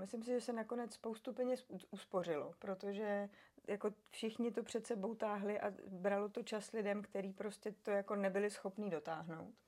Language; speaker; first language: Czech; native; Czech